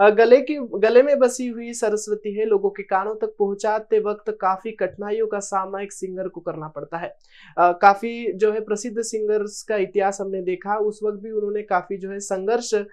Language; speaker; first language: Hindi; native; Hindi